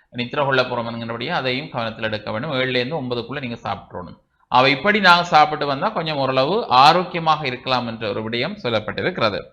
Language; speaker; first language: Tamil; native; Tamil